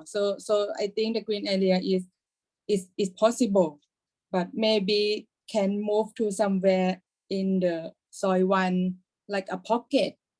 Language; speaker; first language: English; non-native, learner; Thai